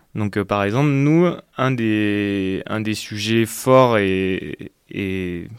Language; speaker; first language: French; native; French